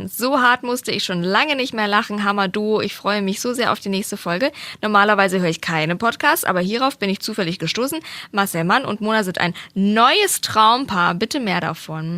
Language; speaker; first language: German; native; German